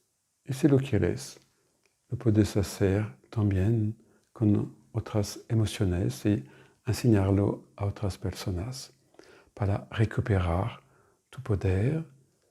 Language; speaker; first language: Spanish; non-native, fluent; French